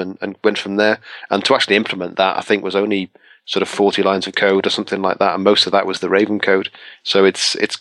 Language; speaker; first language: English; native; English